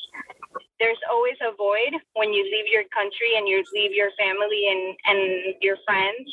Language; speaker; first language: English; non-native, fluent; Spanish